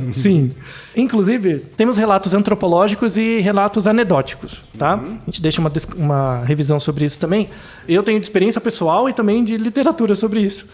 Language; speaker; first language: Portuguese; native; Portuguese